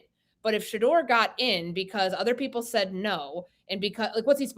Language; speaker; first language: English; native; English